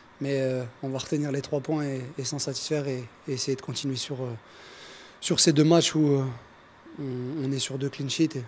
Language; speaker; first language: French; native; French